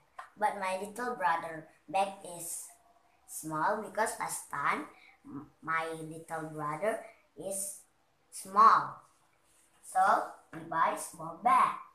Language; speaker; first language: English; non-native, learner; Indonesian